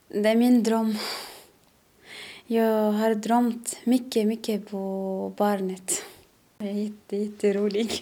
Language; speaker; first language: Swedish; non-native, learner; Arabic